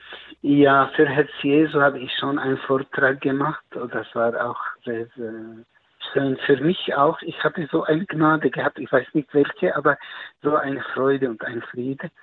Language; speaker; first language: German; non-native, learner; Arabic